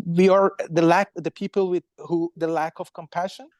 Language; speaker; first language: English; non-native, fluent; Persian